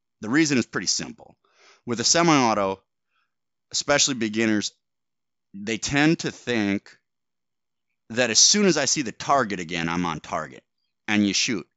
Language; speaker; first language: English; native; English